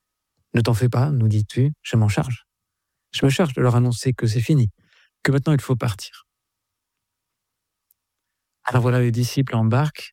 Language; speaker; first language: French; native; French